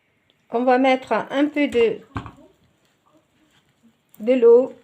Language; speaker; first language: French; non-native, local second language; Arabic